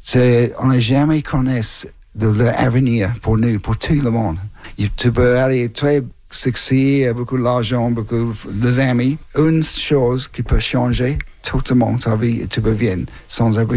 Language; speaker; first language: French; non-native, learner; English